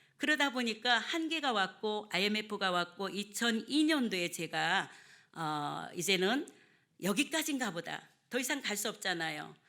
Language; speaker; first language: Korean; native; Korean